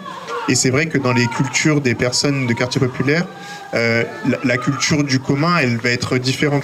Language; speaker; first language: French; native; French